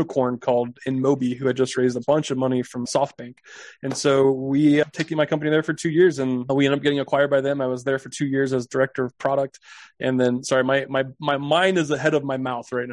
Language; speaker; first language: English; native; English